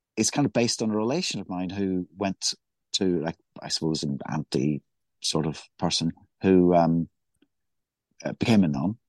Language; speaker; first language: English; native; English